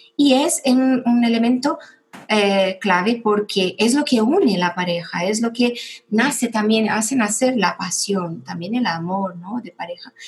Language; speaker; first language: Spanish; non-native, fluent; Portuguese